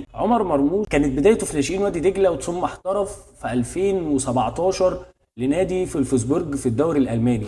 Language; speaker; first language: Arabic; native; Arabic